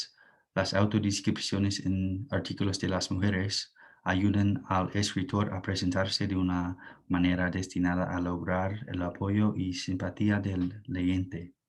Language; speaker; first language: Spanish; non-native, fluent; English